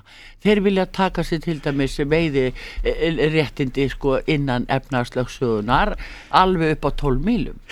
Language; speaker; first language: Icelandic; native; Icelandic